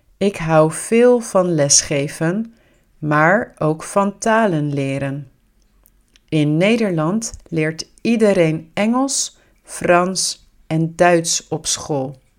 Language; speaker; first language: Dutch; native; Dutch